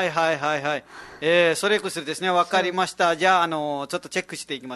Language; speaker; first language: Japanese; non-native, fluent; Nepali